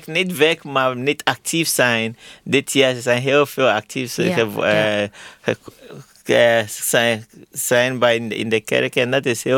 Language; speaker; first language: Dutch; non-native, learner; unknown